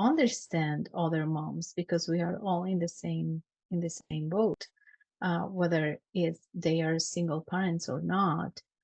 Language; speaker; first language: English; non-native, fluent; Spanish